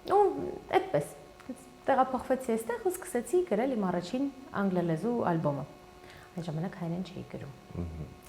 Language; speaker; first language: Armenian; early bilingual, heritage; Armenian